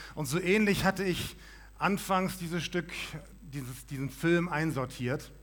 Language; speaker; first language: German; native; German